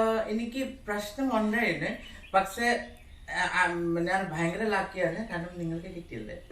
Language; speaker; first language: Malayalam; non-native, learner; Assamese